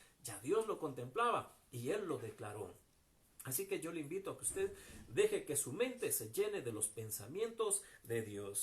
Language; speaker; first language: Spanish; native; Spanish